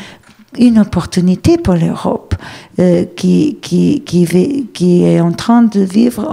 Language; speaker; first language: French; non-native, fluent; Portuguese